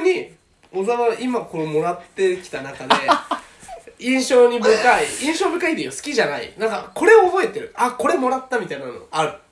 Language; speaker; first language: Japanese; native; Japanese